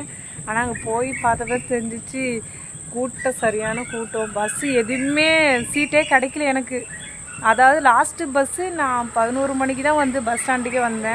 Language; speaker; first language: Tamil; native; Tamil